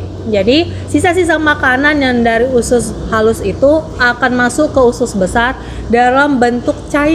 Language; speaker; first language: Indonesian; native; Indonesian